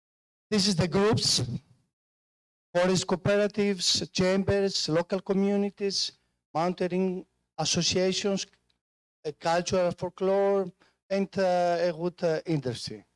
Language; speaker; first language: English; non-native, fluent; Greek